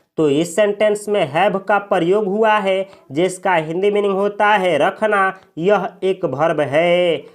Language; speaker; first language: Hindi; native; Hindi